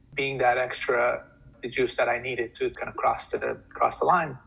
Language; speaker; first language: English; non-native, fluent; Turkish